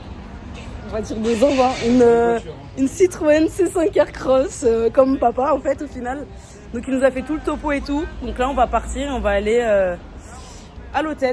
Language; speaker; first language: French; native; French